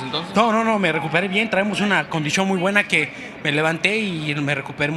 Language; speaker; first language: Spanish; native; Spanish